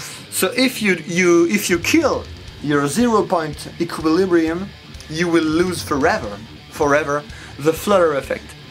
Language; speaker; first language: English; non-native, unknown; French